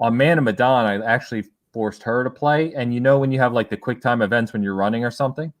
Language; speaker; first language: English; native; English